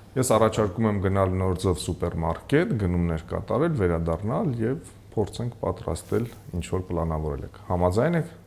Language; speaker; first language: Armenian; native; Armenian